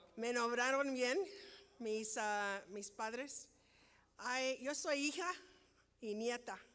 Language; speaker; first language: Spanish; native; Spanish